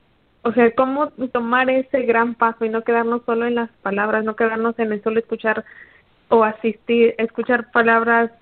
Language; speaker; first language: Spanish; native; Spanish